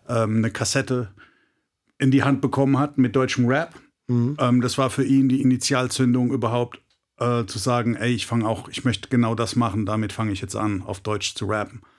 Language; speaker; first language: German; native; German